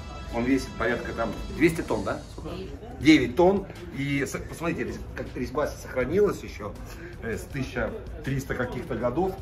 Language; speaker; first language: Russian; native; Russian